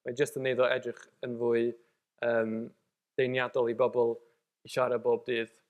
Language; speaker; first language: Welsh; native; Welsh